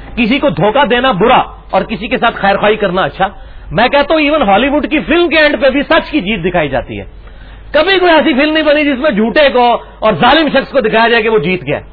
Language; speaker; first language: Urdu; non-native, local second language; Punjabi